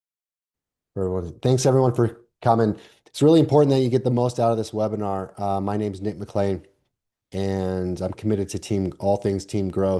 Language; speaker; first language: English; native; English